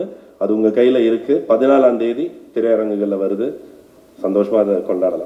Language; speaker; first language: Tamil; native; Tamil